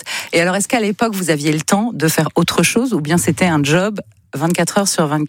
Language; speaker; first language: French; native; French